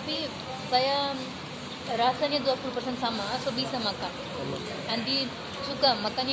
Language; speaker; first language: Indonesian; non-native, learner; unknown